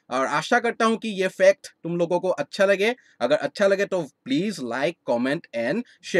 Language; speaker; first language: Hindi; non-native, local second language; Assamese